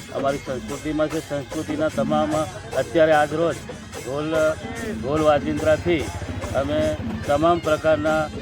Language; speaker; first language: Gujarati; non-native, local second language; Rathawi